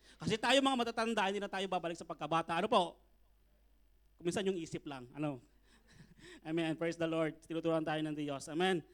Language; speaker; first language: Filipino; native; Filipino